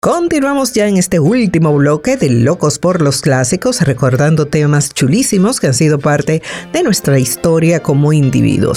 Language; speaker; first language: Spanish; native; Spanish